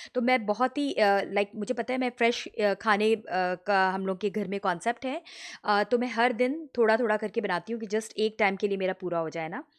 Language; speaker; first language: Urdu; native; Urdu